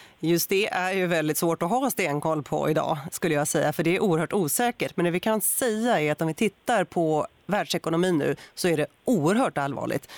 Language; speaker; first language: Swedish; native; Swedish